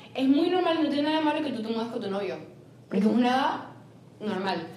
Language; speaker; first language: Spanish; native; Spanish